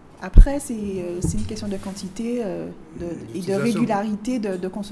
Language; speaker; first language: French; native; French